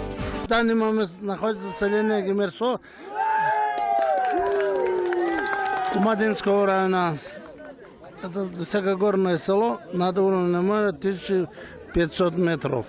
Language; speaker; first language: Russian; non-native, local second language; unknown